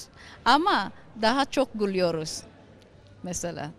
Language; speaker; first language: Turkish; non-native, fluent; Filipino